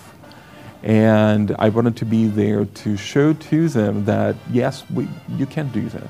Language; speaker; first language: English; non-native, fluent; Portuguese